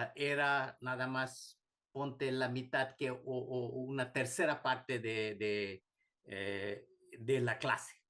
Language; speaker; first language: Spanish; non-native, fluent; Bangla